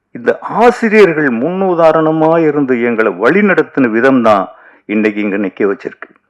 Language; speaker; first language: Tamil; native; Tamil